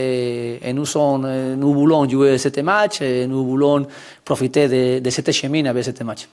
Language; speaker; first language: French; non-native, fluent; Spanish